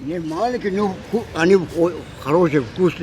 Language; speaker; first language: Russian; non-native, local second language; Tajik